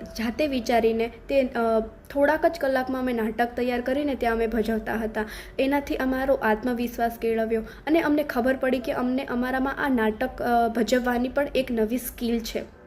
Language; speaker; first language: Gujarati; native; Gujarati